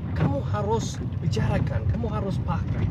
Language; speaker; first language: Indonesian; non-native, fluent; English